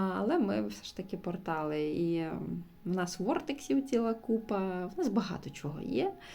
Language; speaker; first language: Ukrainian; non-native, local second language; Russian